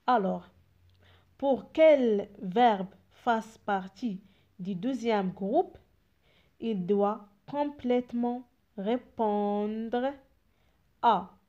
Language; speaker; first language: French; non-native, local second language; Arabic